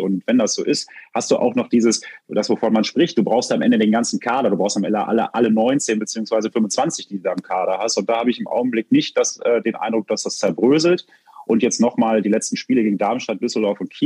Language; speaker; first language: German; native; German